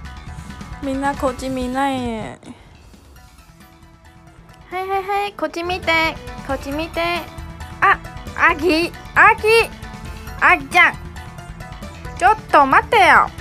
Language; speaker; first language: Japanese; non-native, fluent; Chinese